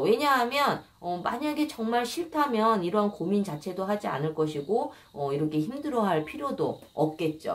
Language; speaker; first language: Korean; native; Korean